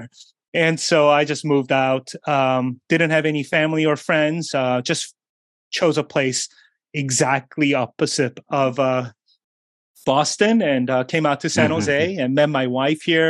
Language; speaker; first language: English; early bilingual, other home language; Korean